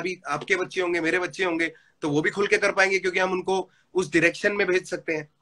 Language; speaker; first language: Hindi; native; Hindi